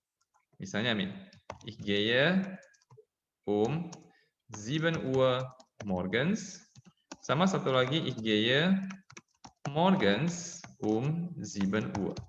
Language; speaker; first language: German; non-native, fluent; Indonesian